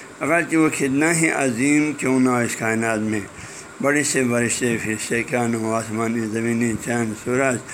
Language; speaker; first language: Urdu; non-native, local second language; Balti